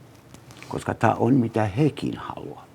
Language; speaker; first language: Finnish; non-native, learner; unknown